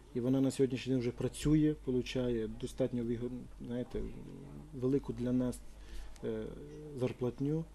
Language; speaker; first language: Ukrainian; non-native, local second language; Romany